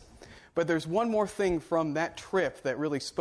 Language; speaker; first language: English; native; English